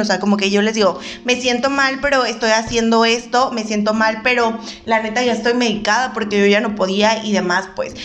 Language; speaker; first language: Spanish; native; Spanish